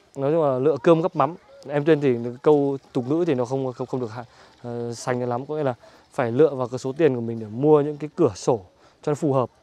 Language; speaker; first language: Vietnamese; native; Vietnamese